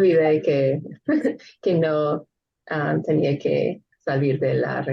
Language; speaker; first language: Spanish; non-native, fluent; English